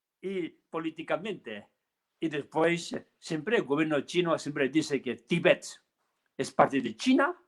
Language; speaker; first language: Spanish; non-native, learner; Tibetan